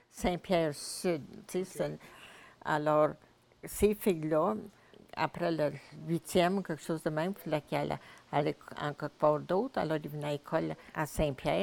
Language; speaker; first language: French; native; French